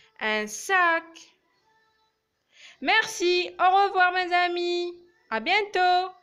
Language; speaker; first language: French; non-native, local second language; Arabic